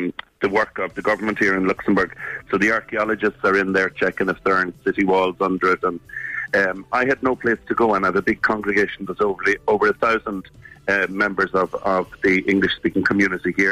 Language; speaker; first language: English; native; English